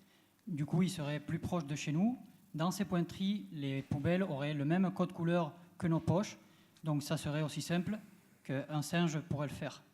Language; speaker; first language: French; non-native, learner; Spanish